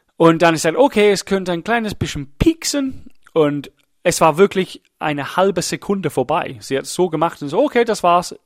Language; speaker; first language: German; non-native, fluent; English